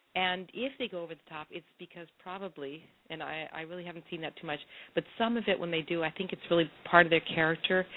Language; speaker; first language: English; native; English